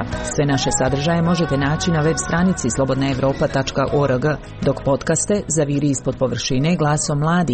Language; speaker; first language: Serbian; native; Serbian